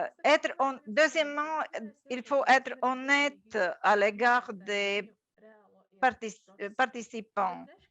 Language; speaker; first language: French; non-native, fluent; Latvian